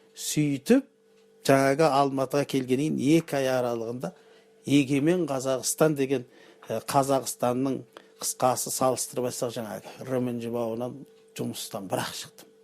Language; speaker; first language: Kazakh; early bilingual, heritage; Kazakh